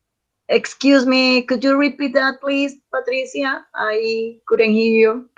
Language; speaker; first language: English; non-native, learner; Spanish